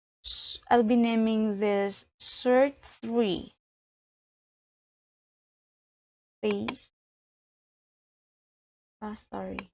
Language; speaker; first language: English; non-native, learner; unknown